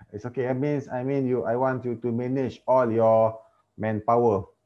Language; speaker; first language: English; non-native, local second language; Malay